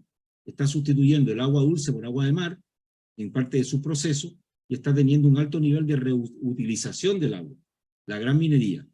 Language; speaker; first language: Spanish; native; Spanish